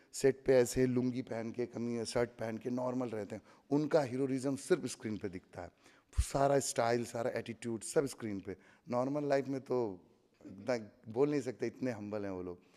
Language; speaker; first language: Hindi; native; Hindi